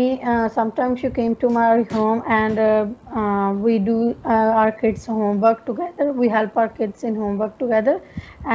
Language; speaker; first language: English; non-native, local second language; Punjabi